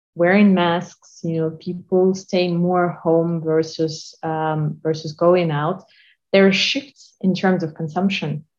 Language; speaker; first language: English; non-native, fluent; Russian